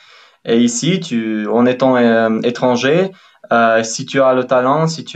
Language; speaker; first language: French; non-native, fluent; Ukrainian